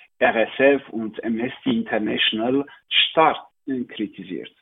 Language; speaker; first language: German; non-native, learner; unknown